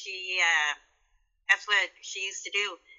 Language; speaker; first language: English; native; English